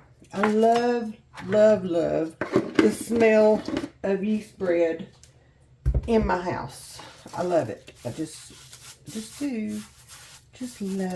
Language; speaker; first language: English; native; English